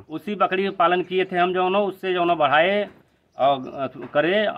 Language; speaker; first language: Hindi; native; Hindi